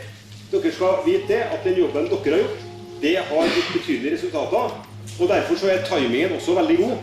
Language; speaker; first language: Norwegian; native; Norwegian